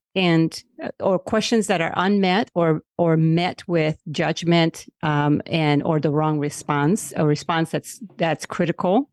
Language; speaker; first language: English; non-native, fluent; Spanish